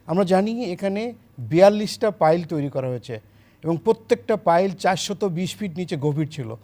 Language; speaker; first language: Bangla; native; Bangla